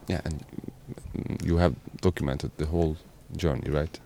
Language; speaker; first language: English; non-native, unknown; Turkish